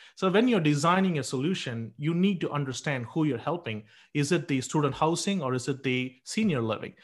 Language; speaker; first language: English; non-native, local second language; Tamil